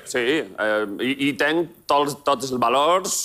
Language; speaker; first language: Catalan; non-native, local second language; Spanish